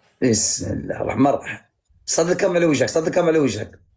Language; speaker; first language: Arabic; native; Arabic